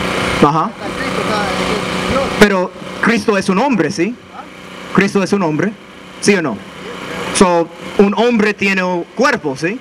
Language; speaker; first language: Spanish; non-native, learner; English